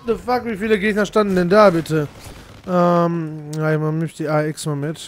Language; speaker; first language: German; native; German